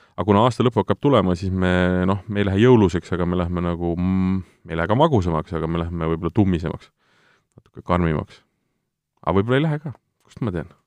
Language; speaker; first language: Estonian; non-native, local second language; Russian